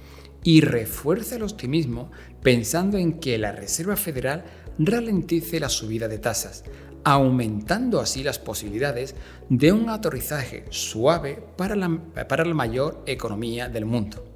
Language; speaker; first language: Spanish; native; Spanish